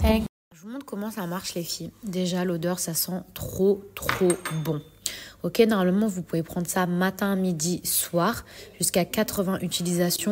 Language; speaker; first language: French; native; French